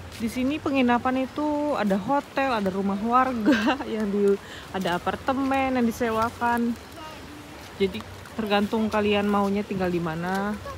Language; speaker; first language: Indonesian; native; Indonesian